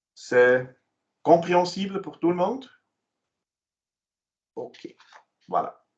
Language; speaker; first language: French; non-native, local second language; German